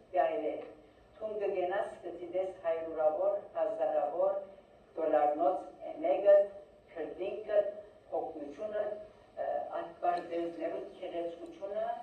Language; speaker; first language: Armenian; early bilingual, heritage; Armenian